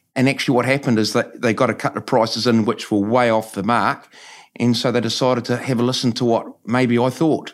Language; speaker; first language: English; native; English